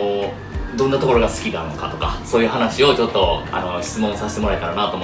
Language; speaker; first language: Japanese; native; Japanese